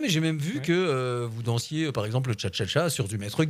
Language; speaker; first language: French; native; French